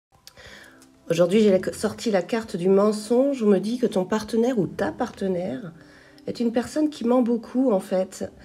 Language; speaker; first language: French; native; French